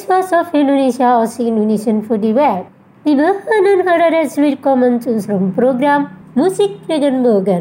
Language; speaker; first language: German; non-native, fluent; Indonesian